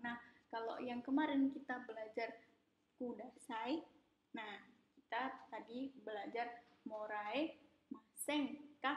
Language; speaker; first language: Indonesian; native; Indonesian